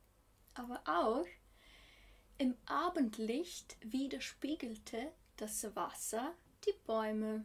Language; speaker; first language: German; non-native, fluent; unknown